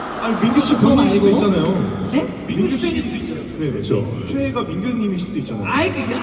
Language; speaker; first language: Korean; native; Korean